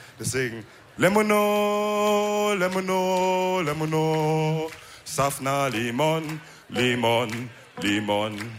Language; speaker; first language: German; early bilingual, other home language; Wolof